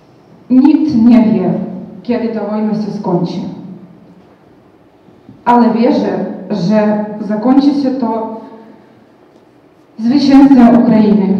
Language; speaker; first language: Polish; non-native, fluent; Ukrainian